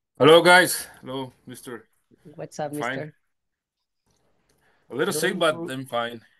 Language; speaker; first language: English; non-native, learner; Spanish